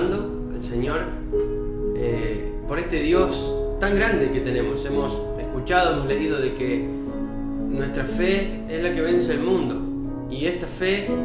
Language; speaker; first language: Spanish; native; Spanish